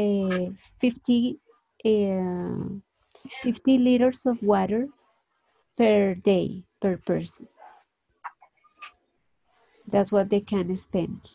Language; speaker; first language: English; non-native, fluent; Spanish